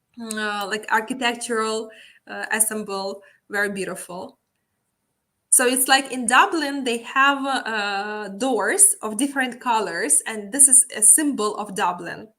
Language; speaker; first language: English; non-native, fluent; Ukrainian